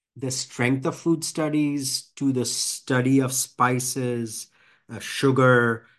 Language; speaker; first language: English; non-native, local second language; Bangla